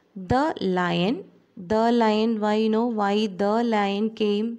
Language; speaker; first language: English; non-native, local second language; Malayalam